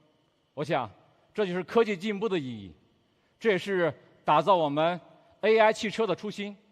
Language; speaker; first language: Chinese; native; Chinese